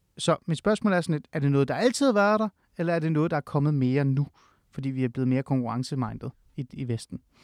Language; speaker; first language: Danish; early bilingual, other home language; Persian